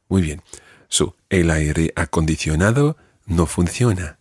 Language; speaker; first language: Spanish; non-native, fluent; English